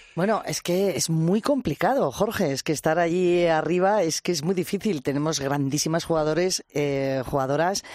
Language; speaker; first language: Spanish; native; Spanish